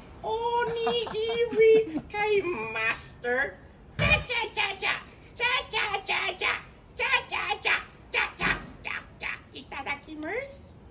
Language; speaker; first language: Japanese; non-native, learner; English